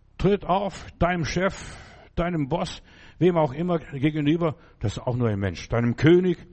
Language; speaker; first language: German; non-native, fluent; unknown